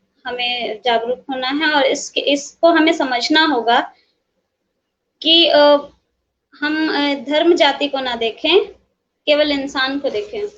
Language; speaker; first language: Hindi; native; Hindi